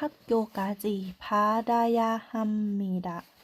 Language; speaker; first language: Korean; non-native, learner; Thai